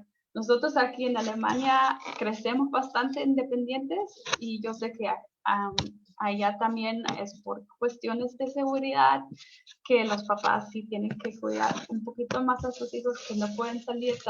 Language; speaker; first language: Spanish; non-native, fluent; German